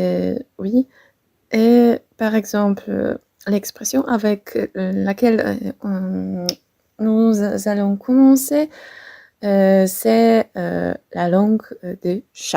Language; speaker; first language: French; non-native, fluent; Polish